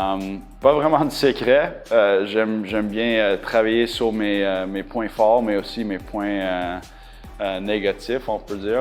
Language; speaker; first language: French; non-native, local second language; English